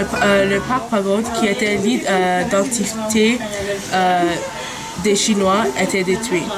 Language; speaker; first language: French; non-native, local second language; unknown